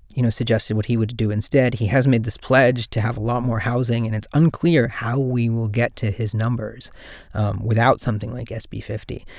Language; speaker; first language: English; native; English